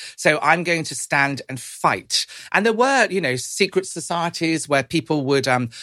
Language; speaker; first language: English; native; English